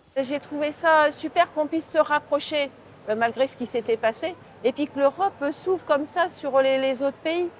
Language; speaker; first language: French; native; French